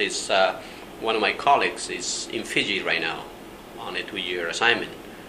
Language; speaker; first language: English; non-native, fluent; Spanish